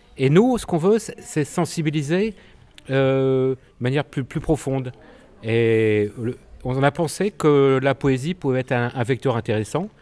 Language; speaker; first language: French; native; French